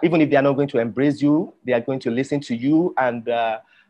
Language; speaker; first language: English; non-native, local second language; Yoruba